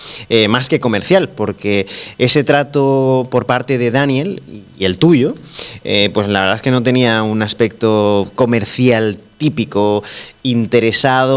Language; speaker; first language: Spanish; native; Spanish